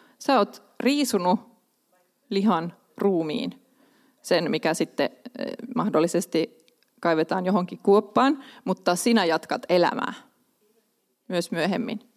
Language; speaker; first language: Finnish; non-native, local second language; Swedish